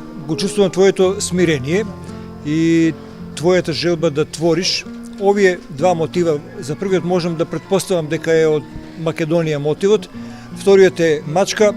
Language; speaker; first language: Macedonian; native; Macedonian